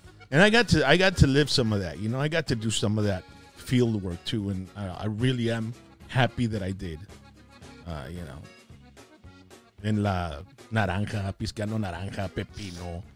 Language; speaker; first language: English; early bilingual, other home language; Spanish